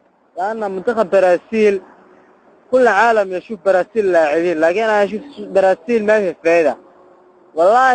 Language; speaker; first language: Arabic; non-native, learner; Somali